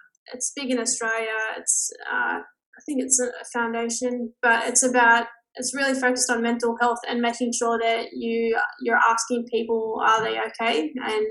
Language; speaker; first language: English; native; English